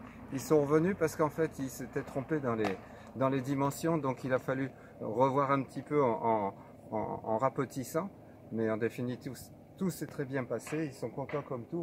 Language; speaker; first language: French; native; French